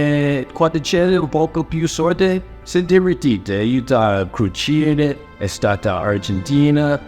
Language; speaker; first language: Italian; early bilingual, heritage; Italian